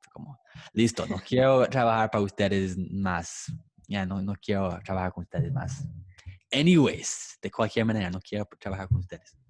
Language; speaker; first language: Spanish; non-native, fluent; English